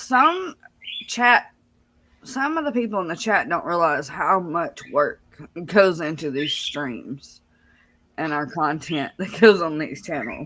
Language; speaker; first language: English; native; English